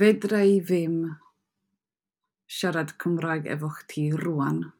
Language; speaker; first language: Welsh; non-native, learner; English